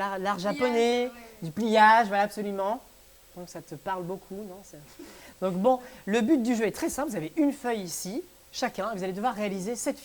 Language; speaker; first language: French; native; French